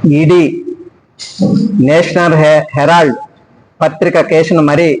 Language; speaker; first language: Telugu; native; Telugu